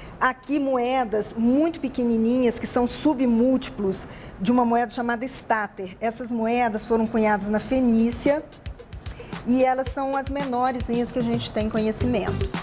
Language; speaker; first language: Portuguese; native; Portuguese